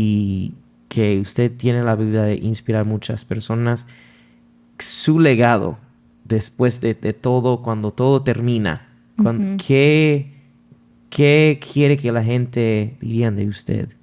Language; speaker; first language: Spanish; non-native, fluent; English